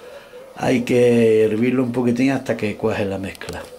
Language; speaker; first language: Spanish; native; Spanish